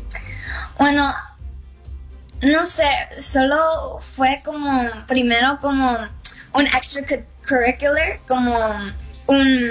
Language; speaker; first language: Spanish; early bilingual, heritage; Spanish